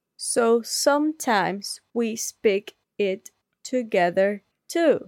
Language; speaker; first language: English; non-native, learner; Spanish